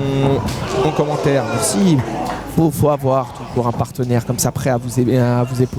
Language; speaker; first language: French; native; French